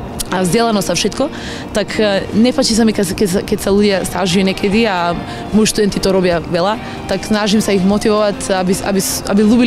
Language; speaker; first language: Slovak; non-native, learner; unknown